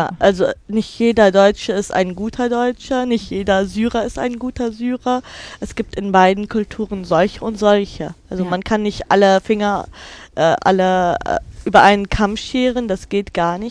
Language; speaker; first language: German; non-native, fluent; Arabic